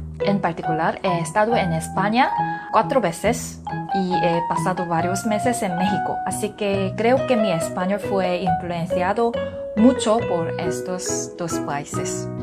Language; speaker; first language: Spanish; non-native, learner; Korean